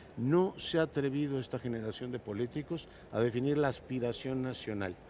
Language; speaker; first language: Spanish; native; Spanish